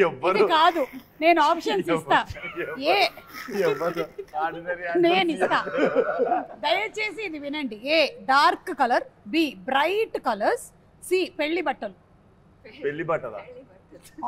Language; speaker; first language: Telugu; native; Telugu